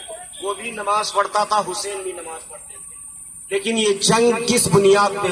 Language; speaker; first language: Urdu; native; Urdu